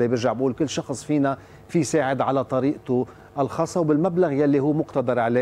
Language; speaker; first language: Arabic; native; Arabic